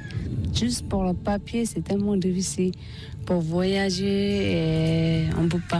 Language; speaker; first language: French; non-native, learner; Tibetan